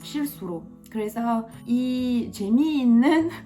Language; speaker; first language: Korean; non-native, fluent; French